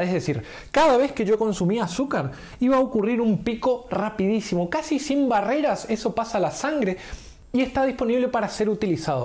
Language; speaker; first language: Spanish; native; Spanish